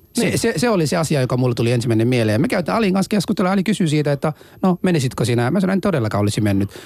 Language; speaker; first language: Finnish; non-native, fluent; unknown